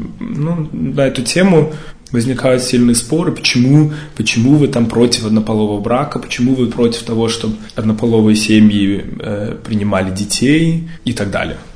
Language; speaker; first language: Russian; early bilingual, heritage; Russian